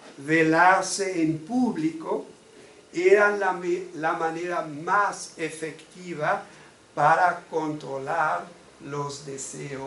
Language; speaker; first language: Spanish; non-native, fluent; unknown